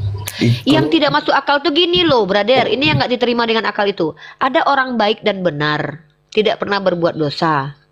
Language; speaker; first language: Indonesian; native; Indonesian